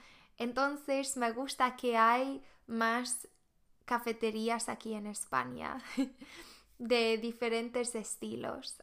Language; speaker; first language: Spanish; non-native, fluent; Swedish